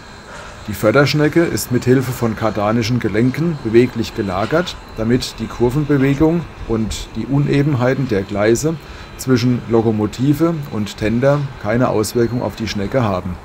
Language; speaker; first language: German; native; German